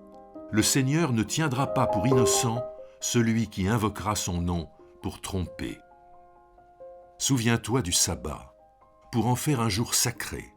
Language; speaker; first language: French; native; French